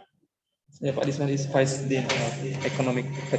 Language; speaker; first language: English; non-native, learner; Indonesian